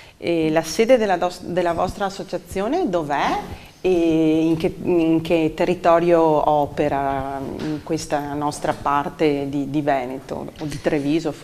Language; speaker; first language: Italian; native; Italian